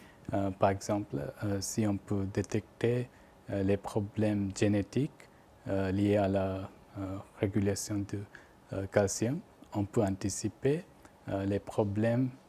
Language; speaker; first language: French; non-native, fluent; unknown